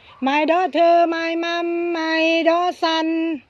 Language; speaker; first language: English; non-native, learner; Thai